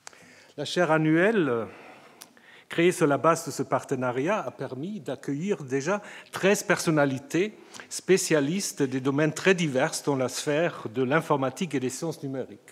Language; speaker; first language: French; native; French